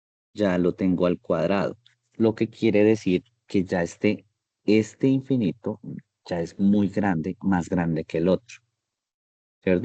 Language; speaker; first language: Spanish; native; Spanish